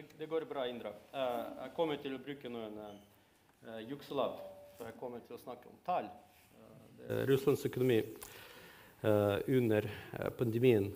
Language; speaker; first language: Norwegian; non-native, fluent; Russian